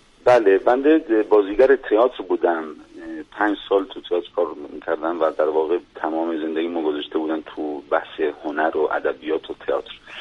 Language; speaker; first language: Persian; non-native, fluent; Spanish